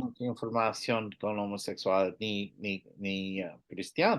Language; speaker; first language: Spanish; non-native, learner; English